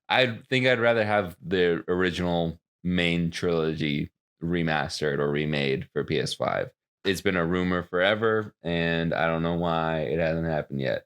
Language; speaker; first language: English; native; English